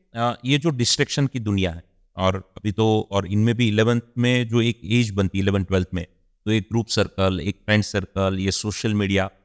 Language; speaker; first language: Hindi; non-native, local second language; Gujarati